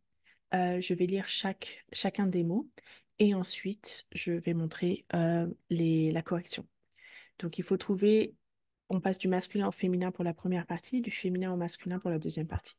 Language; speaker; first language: French; native; French